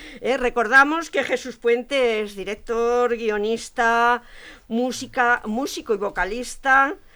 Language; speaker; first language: Spanish; native; Spanish